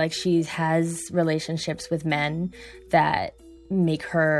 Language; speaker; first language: English; native; English